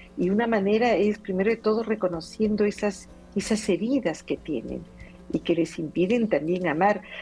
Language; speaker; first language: Spanish; native; Spanish